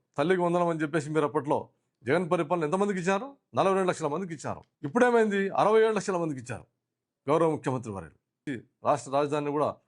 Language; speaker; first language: Telugu; native; Telugu